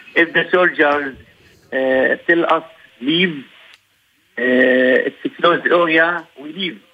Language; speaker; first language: English; non-native, learner; Arabic